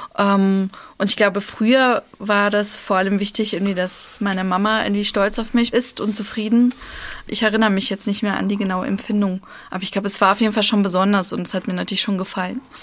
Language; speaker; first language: German; early bilingual, other home language; Russian